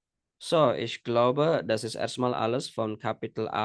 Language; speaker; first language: German; non-native, fluent; Indonesian